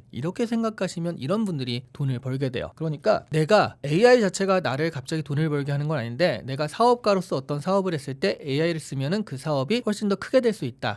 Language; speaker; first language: Korean; native; Korean